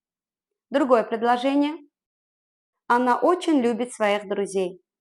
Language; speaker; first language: Russian; non-native, fluent; Azerbaijani